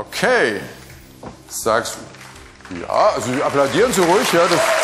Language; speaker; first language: German; native; German